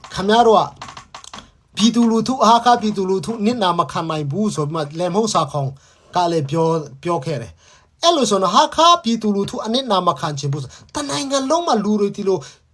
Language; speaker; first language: Burmese; non-native, local second language; Hakha Chin